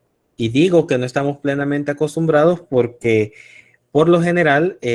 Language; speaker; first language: Spanish; native; Spanish